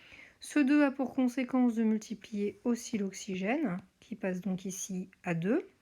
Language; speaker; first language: French; native; French